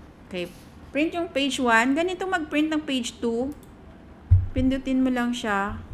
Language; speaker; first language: Filipino; native; Filipino